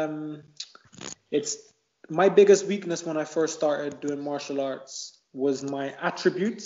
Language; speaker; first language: English; native; English